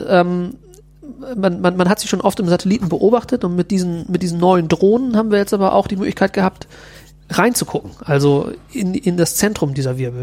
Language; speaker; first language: German; native; German